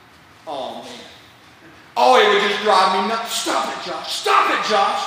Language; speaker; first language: English; native; English